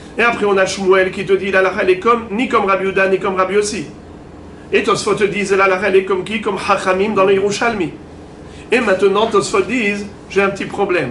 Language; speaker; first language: French; native; French